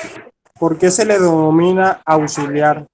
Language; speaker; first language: Spanish; native; Spanish